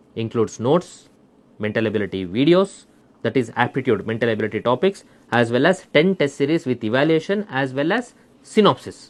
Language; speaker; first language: English; non-native, local second language; Kannada